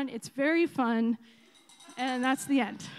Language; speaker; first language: English; native; English